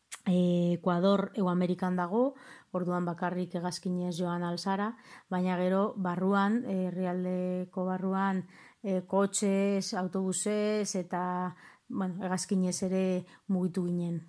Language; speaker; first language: Basque; non-native, local second language; Spanish